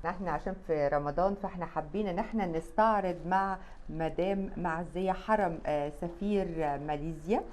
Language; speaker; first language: Arabic; native; Arabic